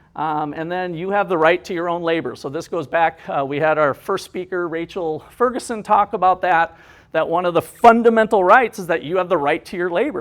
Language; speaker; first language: English; native; English